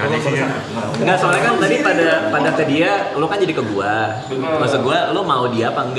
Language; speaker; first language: Indonesian; native; Indonesian